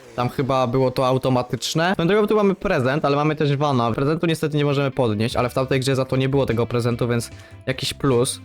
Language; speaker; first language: Polish; native; Polish